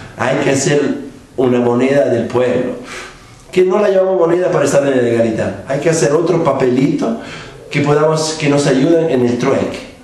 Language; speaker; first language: Spanish; non-native, fluent; Italian